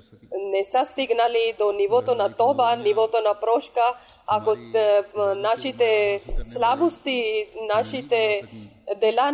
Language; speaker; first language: Bulgarian; non-native, local second language; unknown